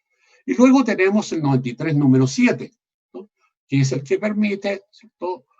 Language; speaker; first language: Spanish; native; Spanish